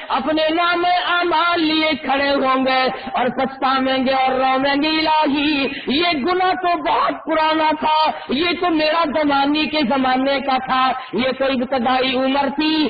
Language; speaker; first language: Urdu; native; Urdu